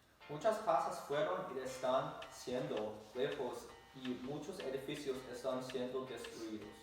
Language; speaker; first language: Spanish; non-native, learner; English